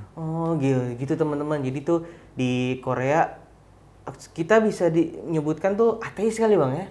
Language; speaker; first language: Indonesian; native; Indonesian